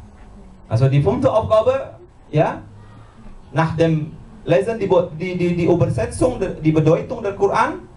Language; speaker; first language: German; non-native, learner; Indonesian